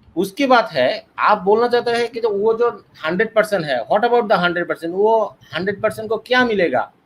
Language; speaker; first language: Hindi; non-native, learner; Bangla